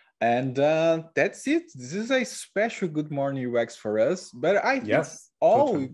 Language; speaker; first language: English; non-native, learner; Portuguese